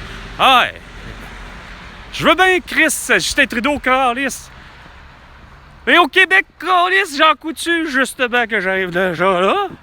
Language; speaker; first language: French; native; French